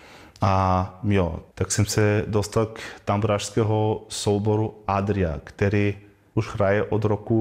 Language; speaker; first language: Czech; non-native, learner; German